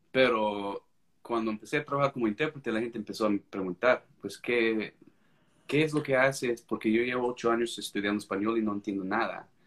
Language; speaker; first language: Spanish; non-native, fluent; English